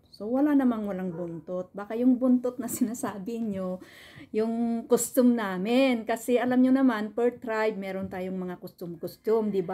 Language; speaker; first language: Filipino; non-native, local second language; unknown